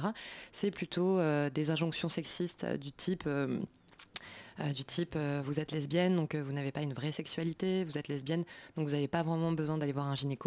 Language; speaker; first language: French; native; French